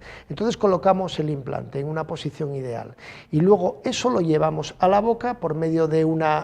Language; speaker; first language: Spanish; native; Spanish